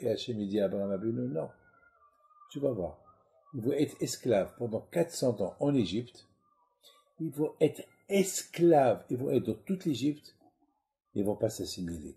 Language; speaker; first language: French; non-native, local second language; Arabic